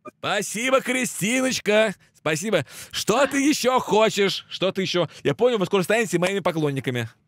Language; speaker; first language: Russian; native; Russian